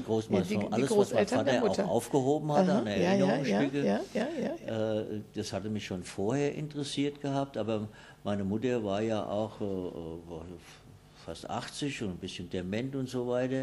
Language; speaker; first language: German; native; German